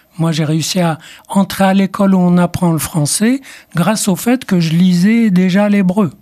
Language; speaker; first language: French; non-native, local second language; Arabic